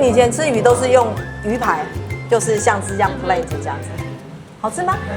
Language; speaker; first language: Chinese; native; Chinese